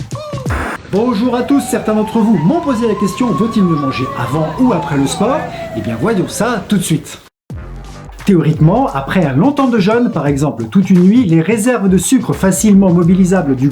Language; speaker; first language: French; native; French